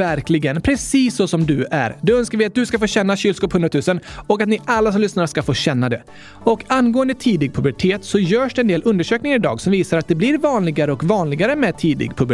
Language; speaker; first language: Swedish; native; Swedish